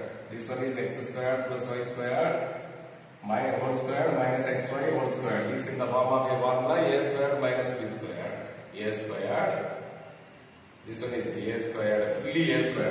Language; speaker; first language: English; non-native, local second language; Tamil